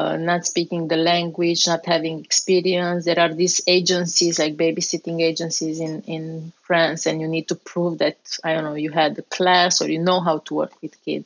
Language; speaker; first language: English; non-native, fluent; Romanian